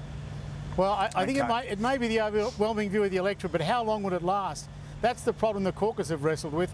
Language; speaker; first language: English; native; English